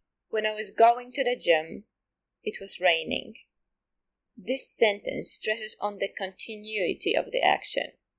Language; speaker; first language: English; non-native, fluent; Polish